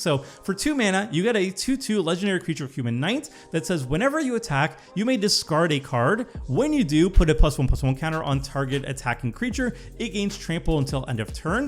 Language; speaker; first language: English; native; English